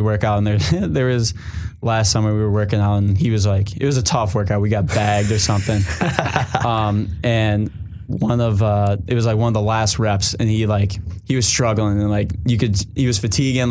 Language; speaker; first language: English; native; English